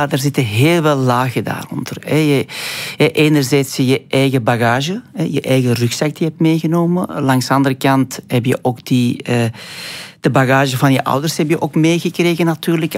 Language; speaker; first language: Dutch; non-native, fluent; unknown